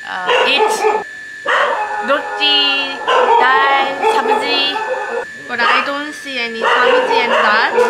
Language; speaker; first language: English; non-native, learner; Korean